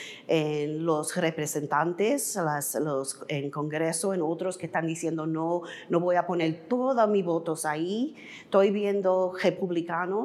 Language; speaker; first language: Spanish; early bilingual, heritage; English